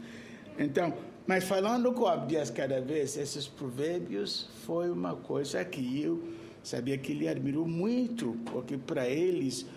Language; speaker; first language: Portuguese; non-native, fluent; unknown